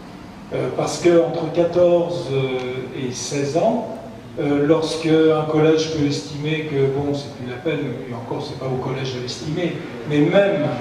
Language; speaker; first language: French; native; French